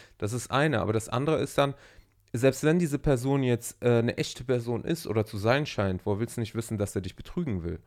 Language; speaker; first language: German; native; German